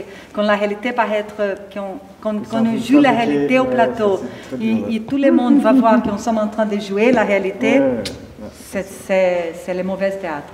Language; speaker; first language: French; non-native, fluent; Portuguese